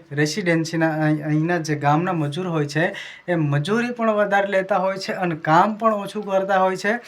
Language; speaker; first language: Gujarati; non-native, local second language; Bhili